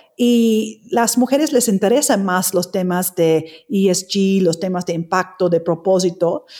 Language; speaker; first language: Spanish; non-native, fluent; English